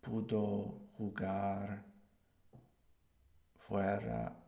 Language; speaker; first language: Spanish; non-native, learner; English